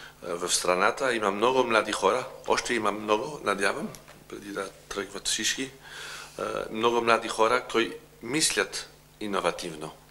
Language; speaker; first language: Bulgarian; non-native, learner; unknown